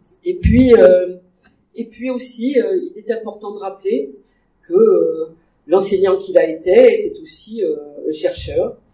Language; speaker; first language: French; native; French